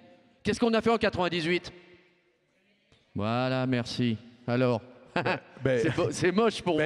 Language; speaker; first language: French; native; French